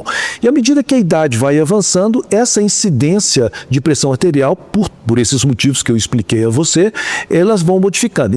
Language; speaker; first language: Portuguese; native; Portuguese